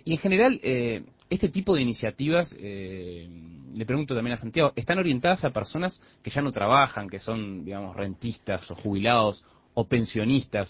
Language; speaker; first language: Spanish; native; Spanish